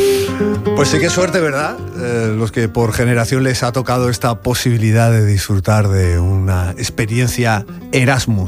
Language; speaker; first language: Spanish; native; Spanish